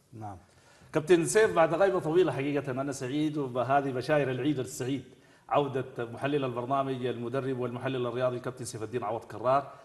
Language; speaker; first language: Arabic; native; Arabic